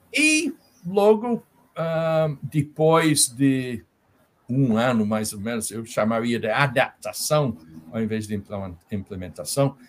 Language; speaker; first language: Portuguese; non-native, fluent; English